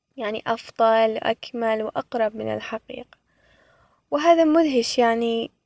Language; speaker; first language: Arabic; non-native, fluent; Persian